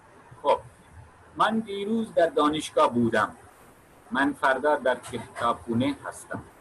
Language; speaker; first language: Persian; non-native, fluent; Urdu